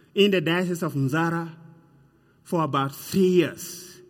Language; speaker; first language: English; non-native, fluent; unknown